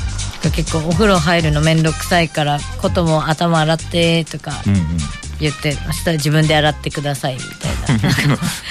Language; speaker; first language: Japanese; native; Japanese